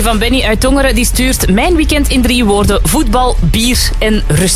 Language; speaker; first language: Dutch; native; Dutch